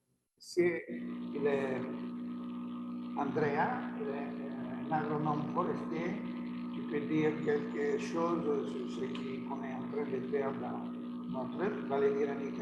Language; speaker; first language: French; non-native, learner; Italian